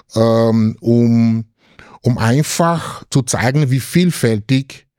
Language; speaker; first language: German; non-native, fluent; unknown